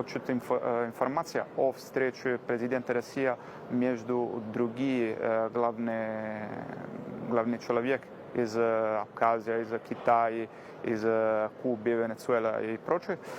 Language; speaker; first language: Russian; non-native, learner; Italian